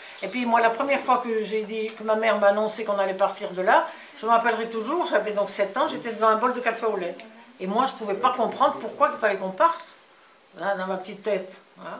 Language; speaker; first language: French; native; French